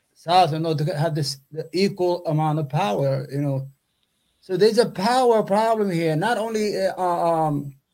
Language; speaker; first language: English; native; English